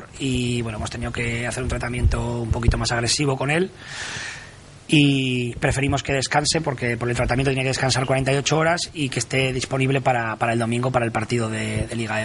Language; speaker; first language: Spanish; native; Spanish